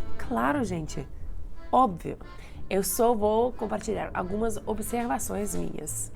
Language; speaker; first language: Portuguese; non-native, fluent; Russian